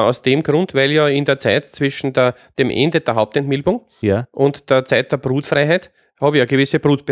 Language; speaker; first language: German; native; German